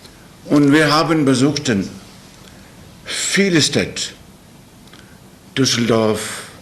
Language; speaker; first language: German; non-native, learner; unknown